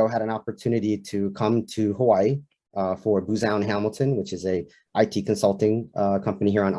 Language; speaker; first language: English; native; English